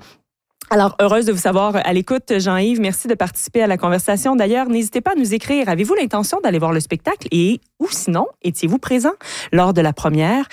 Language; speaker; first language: French; native; French